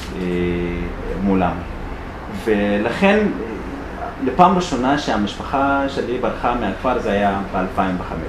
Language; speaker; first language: Hebrew; non-native, fluent; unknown